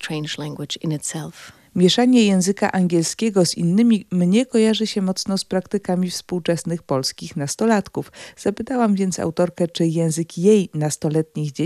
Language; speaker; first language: Polish; non-native, fluent; German